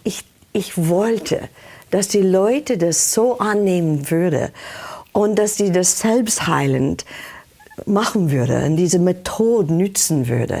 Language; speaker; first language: German; non-native, fluent; English